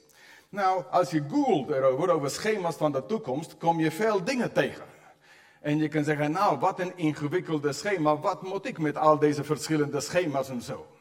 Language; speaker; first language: Dutch; non-native, fluent; English